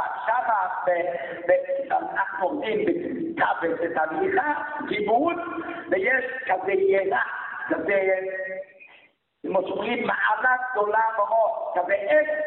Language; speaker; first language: Hebrew; non-native, fluent; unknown